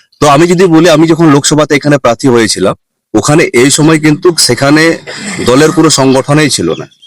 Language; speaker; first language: Bangla; non-native, local second language; Santali